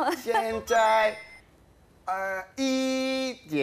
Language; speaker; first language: Chinese; non-native, learner; Korean